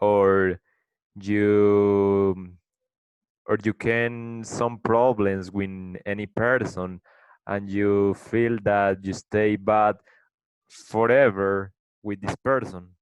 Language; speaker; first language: English; non-native, learner; Spanish